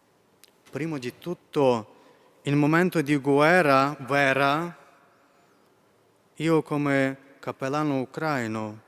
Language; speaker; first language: Italian; non-native, fluent; Ukrainian